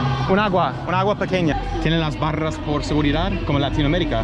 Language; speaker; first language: Spanish; non-native, fluent; English